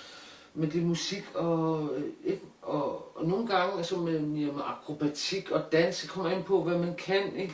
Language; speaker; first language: Danish; non-native, local second language; Kalaallisut